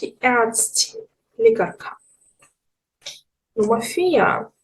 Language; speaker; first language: German; non-native, fluent; Ukrainian